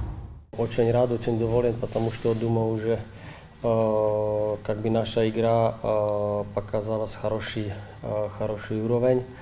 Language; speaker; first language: Russian; non-native, learner; Czech